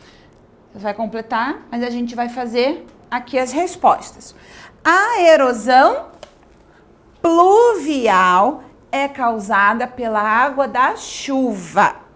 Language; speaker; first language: Portuguese; native; Portuguese